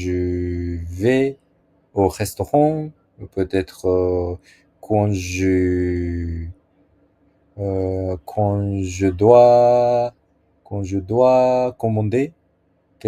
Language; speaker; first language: French; non-native, learner; Japanese